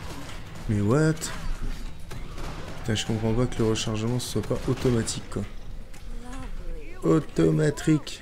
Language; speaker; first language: French; native; French